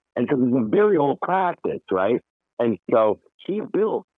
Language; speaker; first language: English; native; English